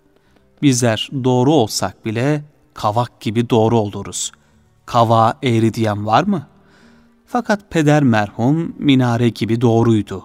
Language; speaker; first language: Turkish; native; Turkish